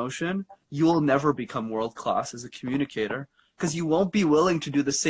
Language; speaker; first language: English; native; English